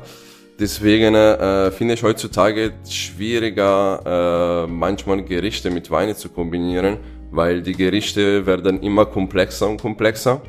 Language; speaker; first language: German; non-native, fluent; Italian